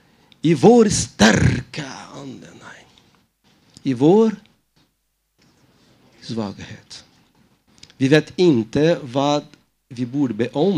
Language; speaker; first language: Swedish; non-native, fluent; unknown